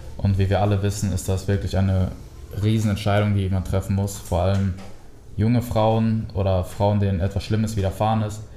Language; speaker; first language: German; early bilingual, other home language; Spanish